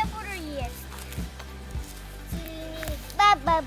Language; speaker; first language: Russian; early bilingual, heritage; Russian